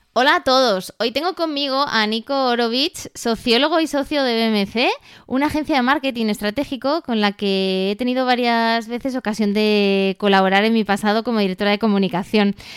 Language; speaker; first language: Spanish; native; Spanish